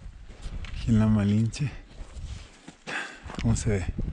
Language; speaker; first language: Spanish; native; Spanish